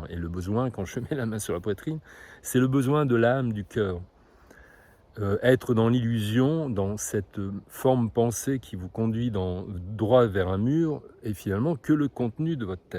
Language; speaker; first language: French; native; French